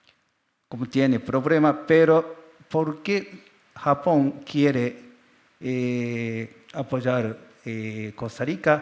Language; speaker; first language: Spanish; non-native, learner; Japanese